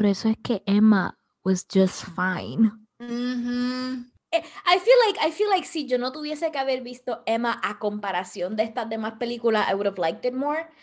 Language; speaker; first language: Spanish; early bilingual, heritage; Spanish